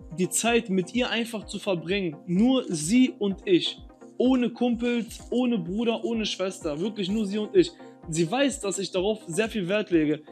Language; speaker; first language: German; early bilingual, other home language; Albanian